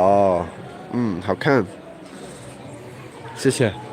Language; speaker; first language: Chinese; non-native, learner; English